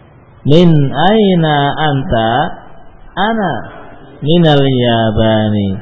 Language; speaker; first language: Arabic; non-native, fluent; Indonesian